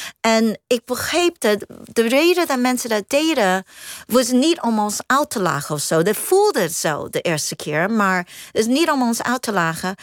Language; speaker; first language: Dutch; non-native, fluent; Cantonese